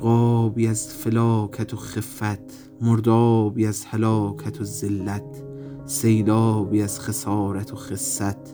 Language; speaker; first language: Persian; native; Persian